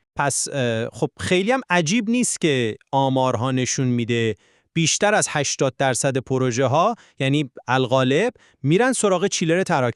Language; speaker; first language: Persian; native; Persian